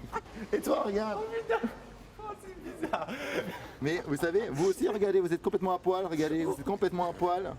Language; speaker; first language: French; native; French